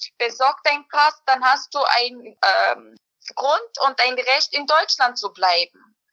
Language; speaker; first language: German; early bilingual, other home language; Bosnian